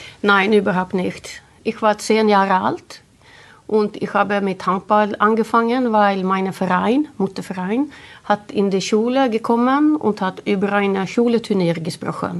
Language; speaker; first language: German; non-native, learner; Swedish